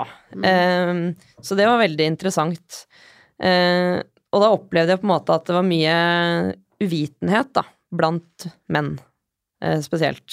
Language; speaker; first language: Norwegian; early bilingual, other home language; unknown